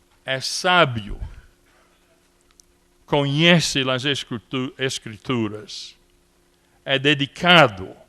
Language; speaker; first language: Portuguese; non-native, fluent; English